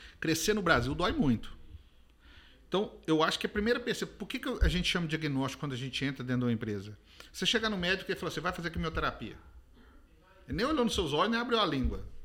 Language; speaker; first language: Portuguese; native; Portuguese